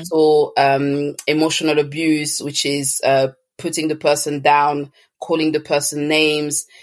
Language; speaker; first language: English; early bilingual, other home language; French